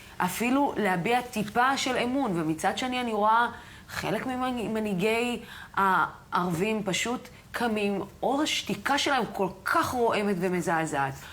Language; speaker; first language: Hebrew; non-native, local second language; Arabic